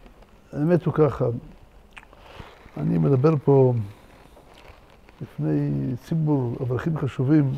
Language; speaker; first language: Hebrew; non-native, fluent; Russian